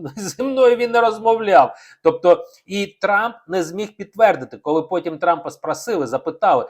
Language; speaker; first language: Ukrainian; non-native, local second language; Russian